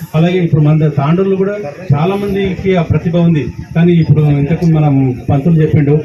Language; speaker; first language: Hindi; non-native, local second language; Urdu